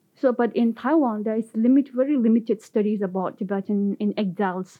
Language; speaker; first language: English; non-native, local second language; Tibetan